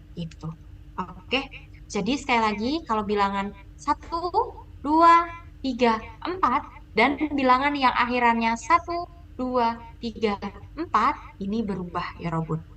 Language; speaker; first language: Indonesian; native; Indonesian